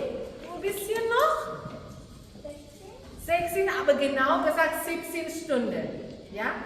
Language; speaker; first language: German; non-native, fluent; Indonesian